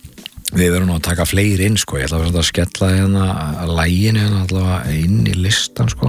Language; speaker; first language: Icelandic; native; Icelandic